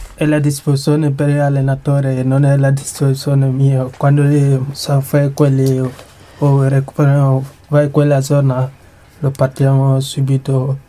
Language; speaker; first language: Italian; non-native, learner; Mandingo